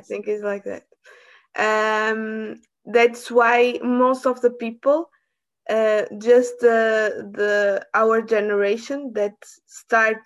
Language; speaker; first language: English; non-native, learner; Portuguese